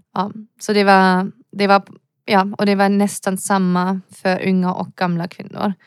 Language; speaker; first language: Swedish; non-native, fluent; German